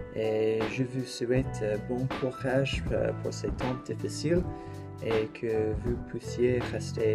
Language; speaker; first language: French; non-native, learner; English